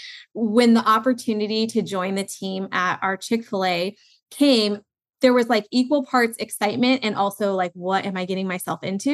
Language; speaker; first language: English; native; English